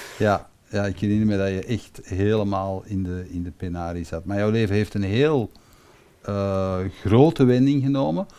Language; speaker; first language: Dutch; native; Dutch